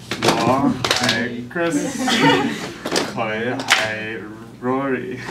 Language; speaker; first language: Cantonese; non-native, learner; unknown